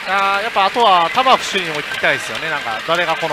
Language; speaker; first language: Japanese; native; Japanese